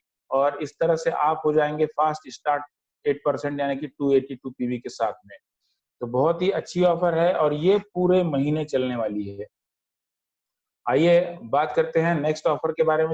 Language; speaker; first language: Hindi; native; Hindi